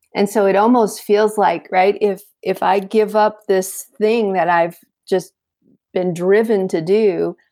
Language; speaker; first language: English; native; English